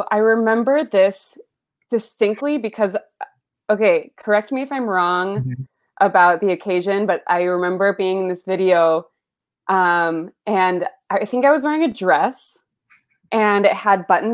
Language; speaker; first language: English; early bilingual, other home language; Spanish